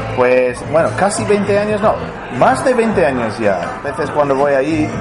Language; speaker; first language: Spanish; non-native, fluent; English